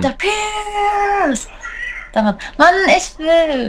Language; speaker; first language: German; native; German